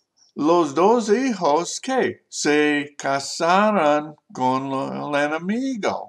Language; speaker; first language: Spanish; non-native, learner; English